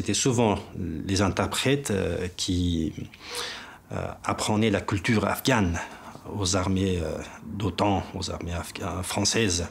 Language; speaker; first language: French; non-native, fluent; Persian